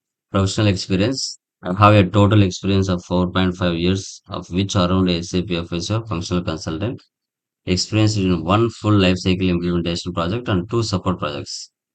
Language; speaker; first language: English; non-native, local second language; Telugu